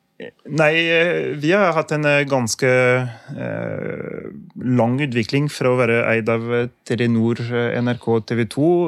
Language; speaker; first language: Norwegian; non-native, fluent; French